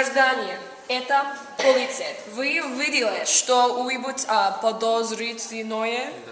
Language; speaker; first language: Russian; non-native, learner; English